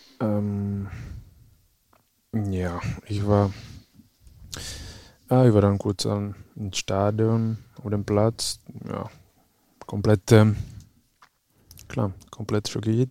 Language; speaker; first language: German; non-native, fluent; Czech